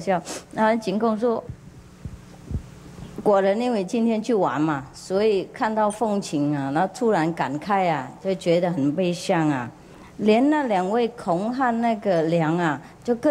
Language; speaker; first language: Chinese; non-native, fluent; Vietnamese